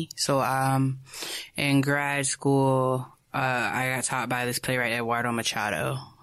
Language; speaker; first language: English; native; English